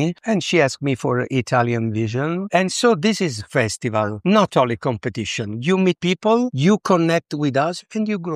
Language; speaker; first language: English; non-native, learner; Italian